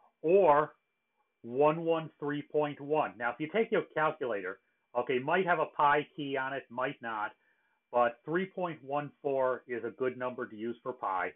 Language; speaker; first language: English; native; English